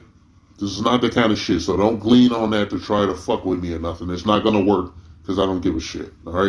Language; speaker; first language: English; native; English